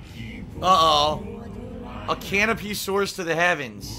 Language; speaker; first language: English; native; English